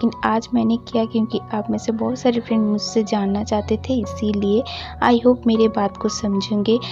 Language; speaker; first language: Hindi; non-native, local second language; Bangla